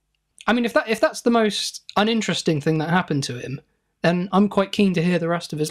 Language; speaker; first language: English; native; English